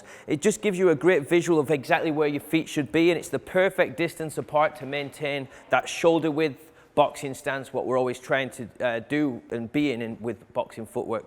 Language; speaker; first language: English; native; English